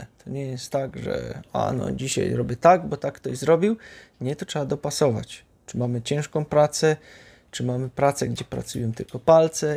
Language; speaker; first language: Polish; native; Polish